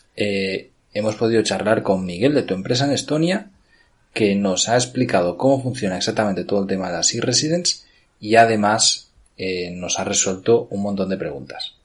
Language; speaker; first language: Spanish; native; Spanish